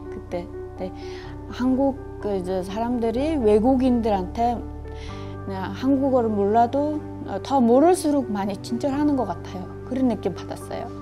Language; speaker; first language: Korean; non-native, fluent; Mongolian